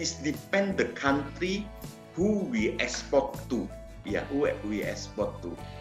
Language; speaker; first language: English; non-native, learner; Indonesian